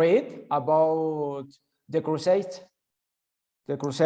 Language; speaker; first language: English; non-native, learner; Spanish